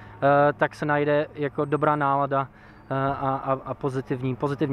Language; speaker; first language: Czech; non-native, fluent; English